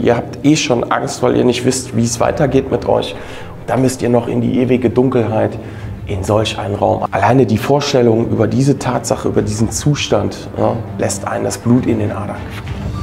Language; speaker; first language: German; native; German